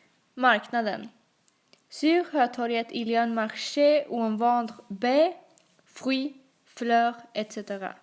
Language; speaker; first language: French; non-native, learner; Swedish